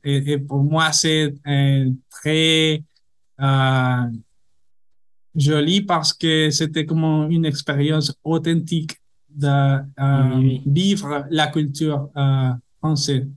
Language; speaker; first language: French; non-native, learner; Spanish